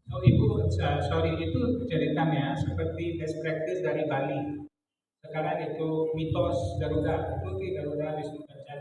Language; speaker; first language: Indonesian; non-native, fluent; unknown